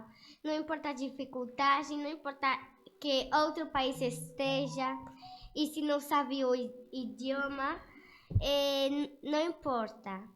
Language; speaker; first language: Portuguese; early bilingual, other home language; Spanish